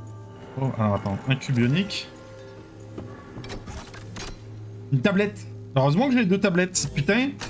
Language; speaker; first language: French; native; French